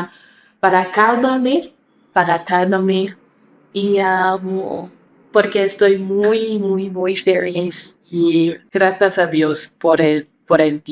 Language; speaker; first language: Spanish; non-native, learner; French